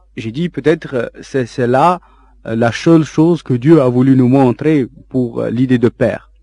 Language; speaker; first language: French; non-native, local second language; Arabic